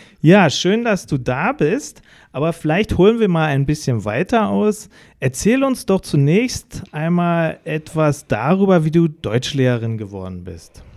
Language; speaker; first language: German; native; German